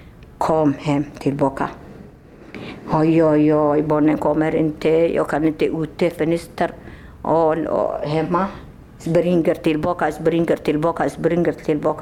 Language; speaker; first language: Swedish; non-native, learner; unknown